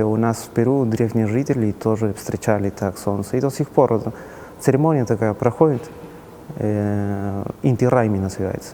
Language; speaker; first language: Russian; non-native, fluent; Spanish